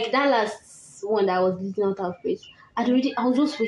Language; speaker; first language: English; non-native, local second language; Yoruba